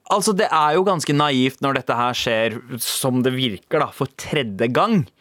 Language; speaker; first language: Norwegian; early bilingual, other home language; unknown